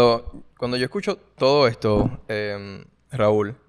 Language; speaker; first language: Spanish; native; Spanish